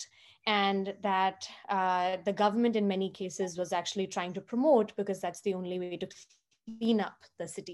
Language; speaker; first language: English; non-native, local second language; Hindi